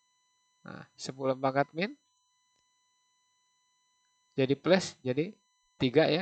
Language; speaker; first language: Indonesian; native; Indonesian